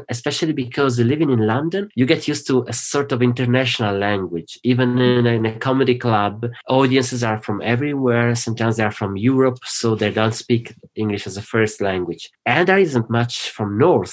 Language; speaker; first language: English; non-native, fluent; Italian